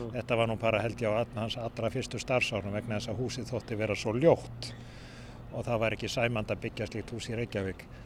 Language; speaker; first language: Icelandic; native; Icelandic